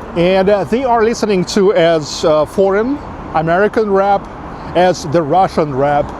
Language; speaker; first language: English; non-native, fluent; Russian